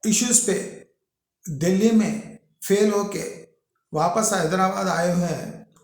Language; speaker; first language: Hindi; non-native, local second language; Telugu